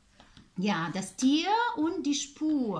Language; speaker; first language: German; non-native, fluent; Ukrainian